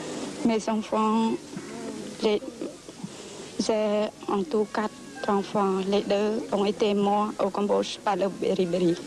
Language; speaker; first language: French; non-native, learner; Khmer